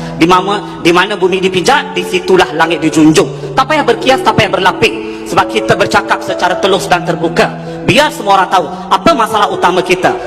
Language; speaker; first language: Malay; native; Malay